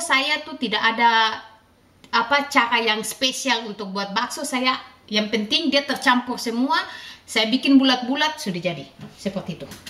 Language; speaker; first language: Indonesian; non-native, local second language; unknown